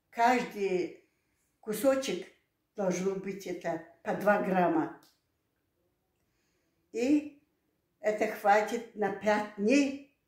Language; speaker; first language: Russian; non-native, local second language; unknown